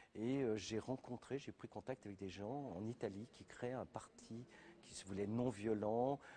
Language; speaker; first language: French; native; French